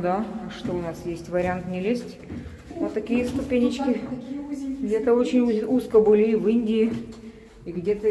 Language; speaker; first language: Russian; native; Russian